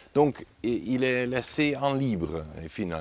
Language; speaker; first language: French; non-native, fluent; Dutch